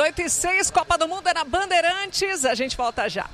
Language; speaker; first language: Portuguese; native; Portuguese